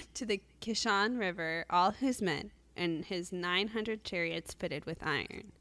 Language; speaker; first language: English; native; English